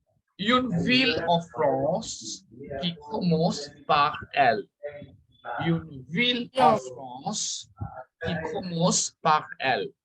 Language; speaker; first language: French; non-native, fluent; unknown